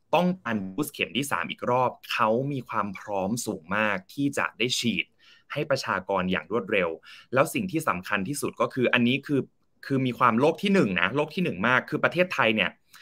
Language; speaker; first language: Thai; native; Thai